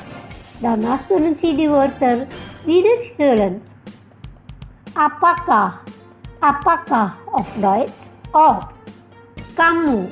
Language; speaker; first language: German; non-native, fluent; Indonesian